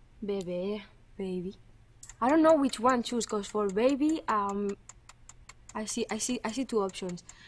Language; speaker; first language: English; non-native, fluent; Catalan